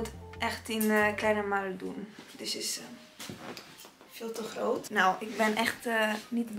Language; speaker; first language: Dutch; non-native, learner; Italian